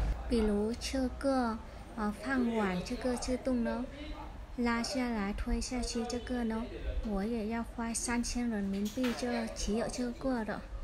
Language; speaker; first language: Chinese; non-native, fluent; Vietnamese